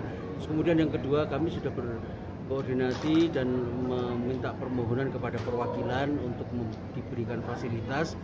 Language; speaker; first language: Indonesian; native; Indonesian